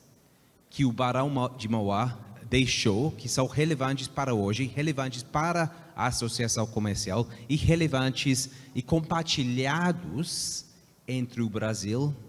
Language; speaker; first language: Portuguese; non-native, fluent; English